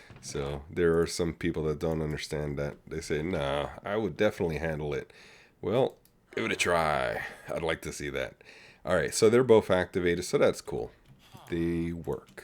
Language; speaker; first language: English; native; English